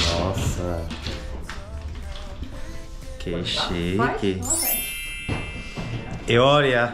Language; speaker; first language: Portuguese; non-native, learner; English